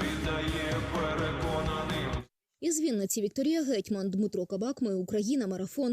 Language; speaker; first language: Ukrainian; native; Ukrainian